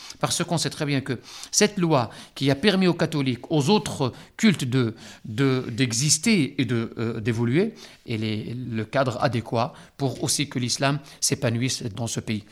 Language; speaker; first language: French; non-native, local second language; Arabic